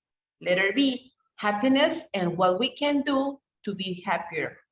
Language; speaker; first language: English; non-native, fluent; Spanish